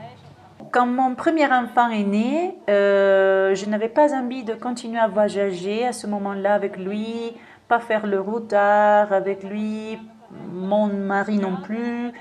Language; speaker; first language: French; non-native, fluent; Spanish